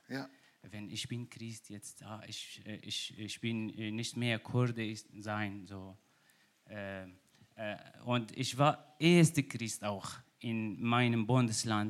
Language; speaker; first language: German; non-native, learner; Kurdish